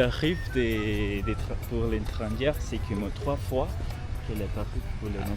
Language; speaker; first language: French; non-native, learner; Spanish